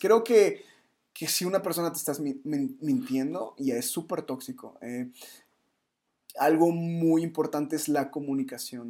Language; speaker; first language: Spanish; native; Spanish